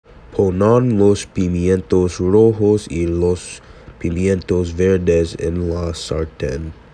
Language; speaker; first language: Spanish; non-native, learner; English